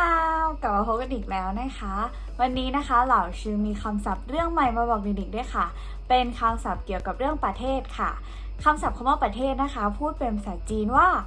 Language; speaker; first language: Thai; native; Thai